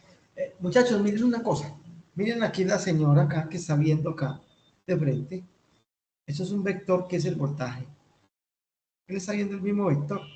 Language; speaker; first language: Spanish; native; Spanish